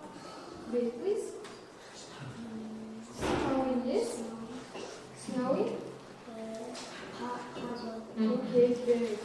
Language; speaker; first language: English; non-native, learner; Kazakh